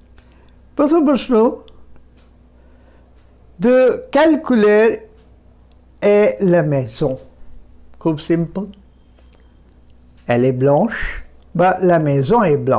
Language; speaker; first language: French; non-native, fluent; Bangla